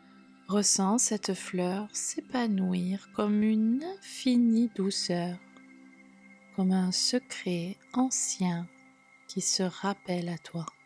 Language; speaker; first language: French; native; French